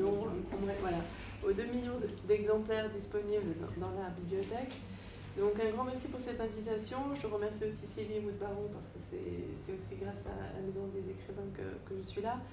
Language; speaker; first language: French; native; French